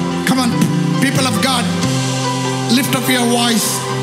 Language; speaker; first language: English; non-native, local second language; Malayalam